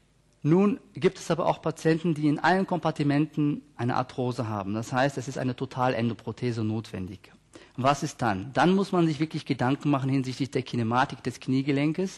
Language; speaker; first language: German; native; German